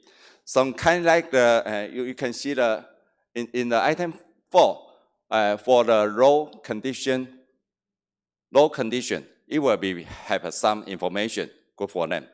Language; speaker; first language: English; non-native, learner; Chinese